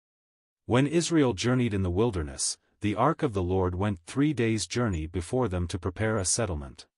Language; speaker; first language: English; native; English